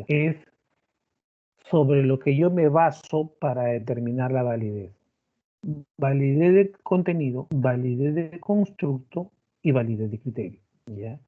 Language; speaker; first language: Spanish; native; Spanish